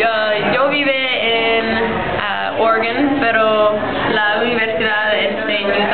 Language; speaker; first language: Spanish; non-native, learner; English